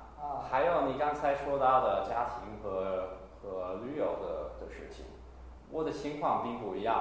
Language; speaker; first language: Chinese; non-native, fluent; English